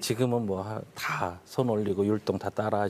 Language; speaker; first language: Korean; native; Korean